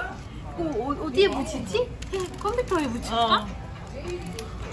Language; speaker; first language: Korean; non-native, fluent; Turkish